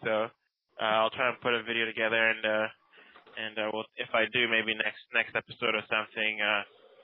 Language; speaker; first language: English; non-native, local second language; Akan